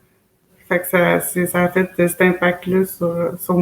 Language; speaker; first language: French; native; French